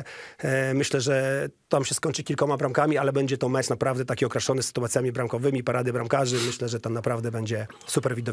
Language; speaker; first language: Polish; native; Polish